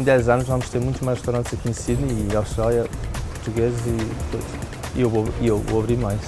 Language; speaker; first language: Portuguese; early bilingual, heritage; Portuguese